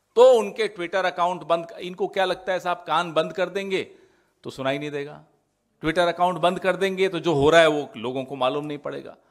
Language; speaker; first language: Hindi; native; Hindi